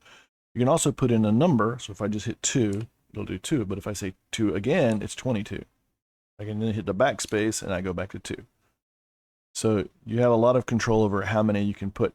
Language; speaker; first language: English; native; English